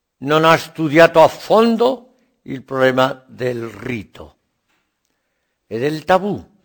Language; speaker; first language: Italian; non-native, learner; Spanish